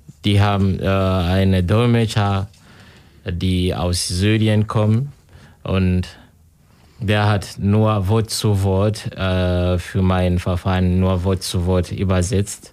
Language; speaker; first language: German; non-native, learner; Kinyarwanda